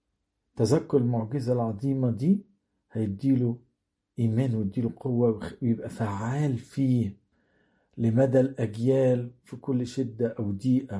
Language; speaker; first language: Arabic; native; Arabic